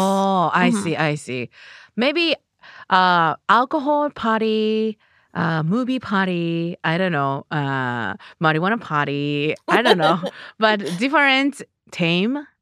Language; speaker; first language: English; non-native, learner; Japanese